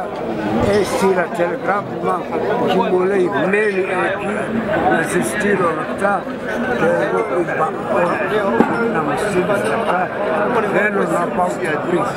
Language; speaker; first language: Greek; non-native, learner; Somali